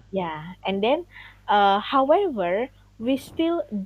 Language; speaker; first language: English; non-native, fluent; Indonesian